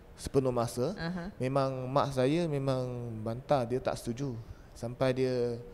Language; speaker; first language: Malay; native; Malay